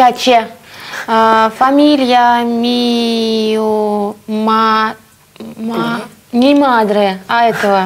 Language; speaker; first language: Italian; non-native, learner; Russian